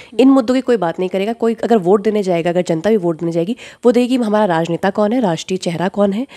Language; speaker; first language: Hindi; native; Hindi